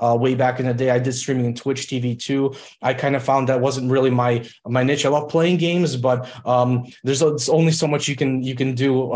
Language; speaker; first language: English; early bilingual, other home language; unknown